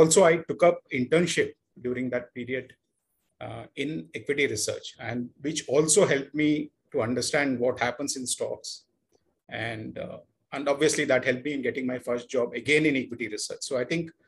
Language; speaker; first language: English; non-native, local second language; Kannada